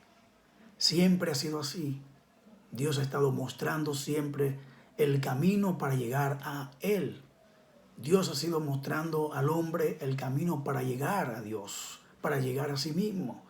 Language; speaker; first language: Spanish; native; Spanish